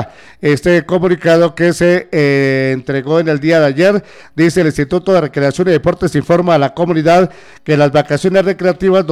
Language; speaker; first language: Spanish; native; Spanish